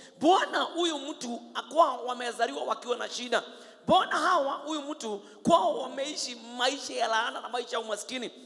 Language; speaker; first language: Swahili; non-native, local second language; Kikuyu